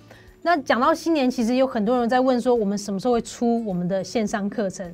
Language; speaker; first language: Chinese; native; Chinese